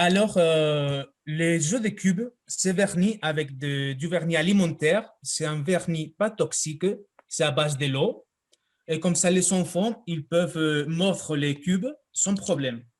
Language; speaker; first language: French; non-native, fluent; Spanish